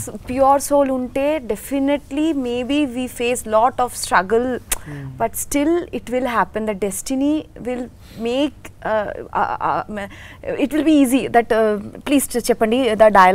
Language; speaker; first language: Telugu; non-native, learner; Bangla